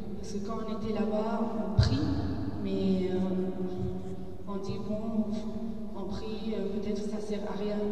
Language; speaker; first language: French; non-native, learner; Arabic